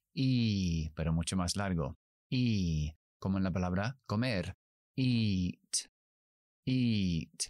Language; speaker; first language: Spanish; non-native, fluent; English